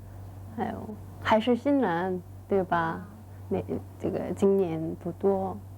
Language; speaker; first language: Chinese; non-native, learner; Korean